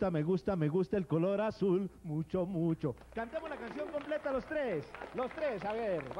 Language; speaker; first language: Spanish; native; Spanish